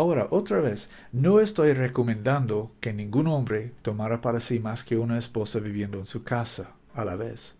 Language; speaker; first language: Spanish; non-native, learner; English